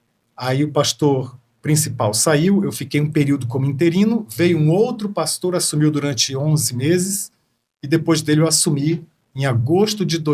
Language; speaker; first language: Portuguese; native; Portuguese